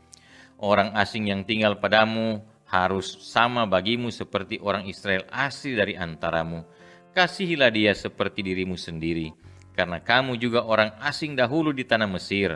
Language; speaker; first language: Indonesian; native; Indonesian